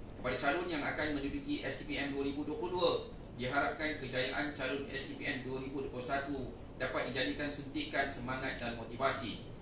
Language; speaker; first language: Malay; native; Malay